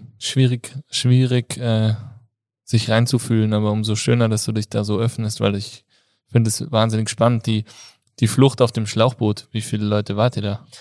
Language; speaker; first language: German; native; German